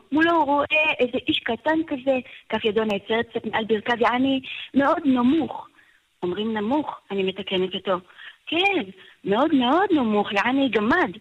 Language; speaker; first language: Hebrew; native; Hebrew